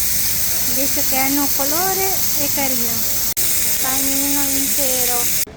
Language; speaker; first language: Italian; non-native, learner; Filipino